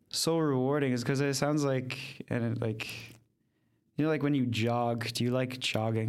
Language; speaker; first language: English; native; English